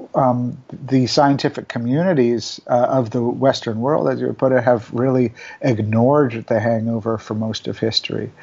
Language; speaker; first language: English; native; English